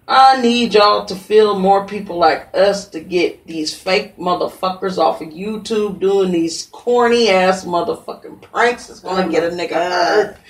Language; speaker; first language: English; native; English